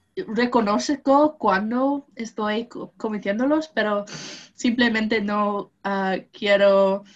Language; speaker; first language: Spanish; non-native, fluent; English